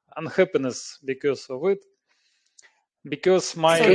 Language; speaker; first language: English; non-native, learner; Russian